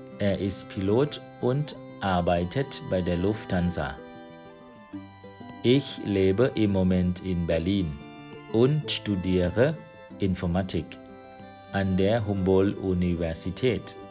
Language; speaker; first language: German; non-native, fluent; Thai